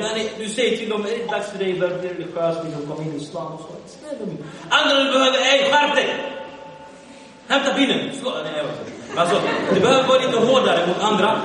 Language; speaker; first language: Swedish; early bilingual, other home language; Arabic